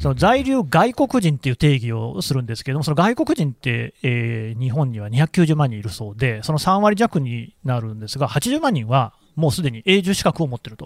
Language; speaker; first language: Japanese; native; Japanese